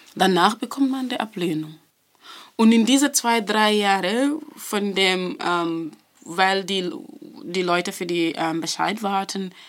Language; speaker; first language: German; non-native, learner; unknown